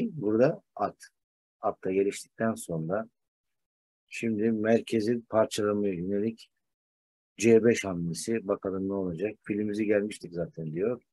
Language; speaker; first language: Turkish; native; Turkish